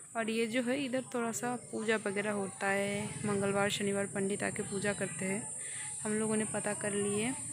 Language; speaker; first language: Hindi; non-native, local second language; Bangla